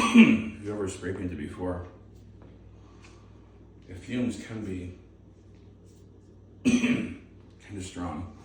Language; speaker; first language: English; native; English